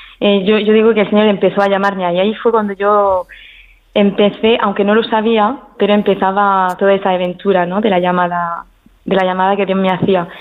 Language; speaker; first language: Spanish; early bilingual, heritage; French